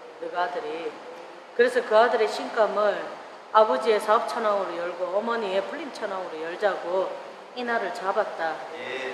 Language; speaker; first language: Korean; native; Korean